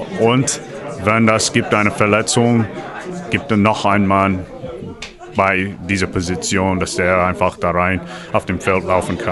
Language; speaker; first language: German; non-native, learner; English